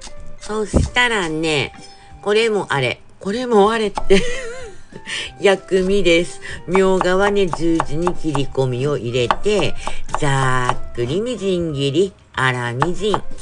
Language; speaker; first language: Japanese; native; Japanese